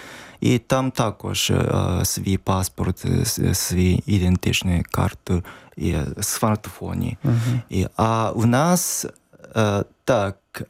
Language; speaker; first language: Ukrainian; non-native, learner; Japanese